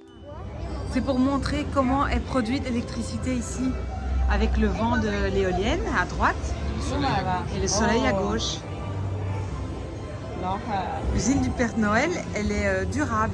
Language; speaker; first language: French; native; French